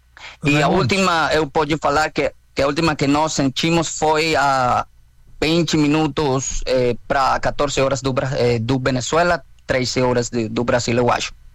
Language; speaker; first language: Portuguese; non-native, fluent; Spanish